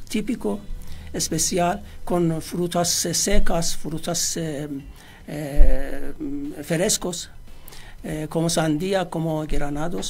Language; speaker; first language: Spanish; non-native, fluent; Persian